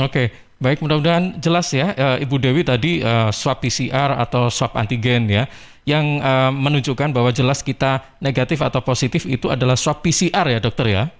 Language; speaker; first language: Indonesian; native; Indonesian